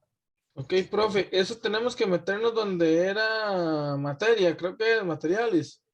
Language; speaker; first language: Spanish; native; Spanish